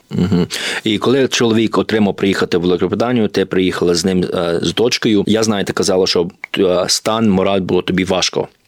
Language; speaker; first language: Ukrainian; early bilingual, heritage; Ukrainian